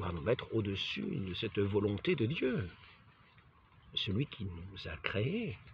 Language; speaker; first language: French; native; French